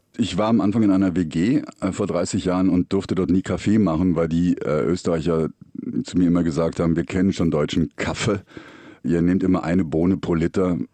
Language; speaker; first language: German; native; German